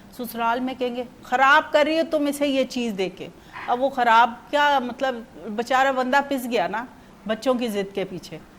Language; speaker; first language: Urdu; non-native, local second language; Punjabi